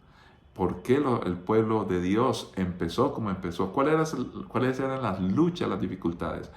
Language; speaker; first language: Spanish; native; Spanish